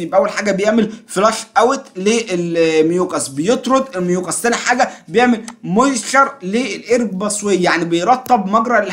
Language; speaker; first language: Arabic; native; Arabic